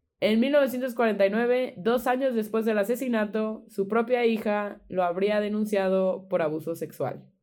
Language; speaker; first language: Spanish; native; Spanish